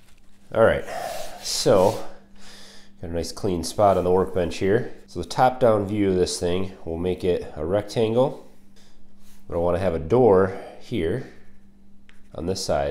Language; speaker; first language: English; native; English